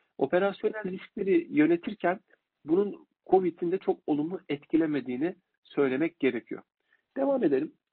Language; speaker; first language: Turkish; native; Turkish